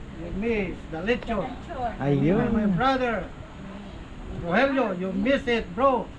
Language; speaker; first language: English; non-native, local second language; Filipino